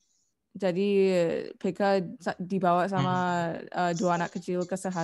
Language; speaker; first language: Indonesian; non-native, learner; English